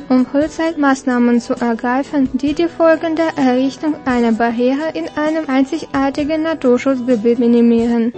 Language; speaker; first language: German; non-native, fluent; Russian